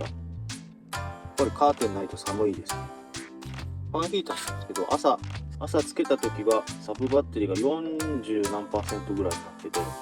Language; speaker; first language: Japanese; native; Japanese